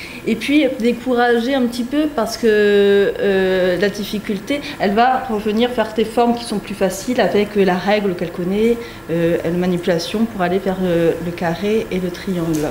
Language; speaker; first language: French; native; French